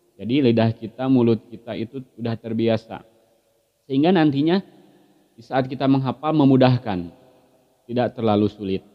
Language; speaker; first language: Indonesian; non-native, local second language; Sundanese